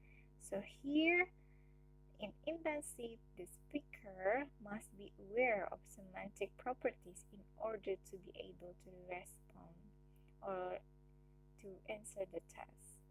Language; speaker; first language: English; non-native, learner; Indonesian